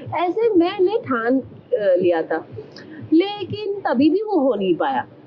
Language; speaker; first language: Hindi; non-native, local second language; Marathi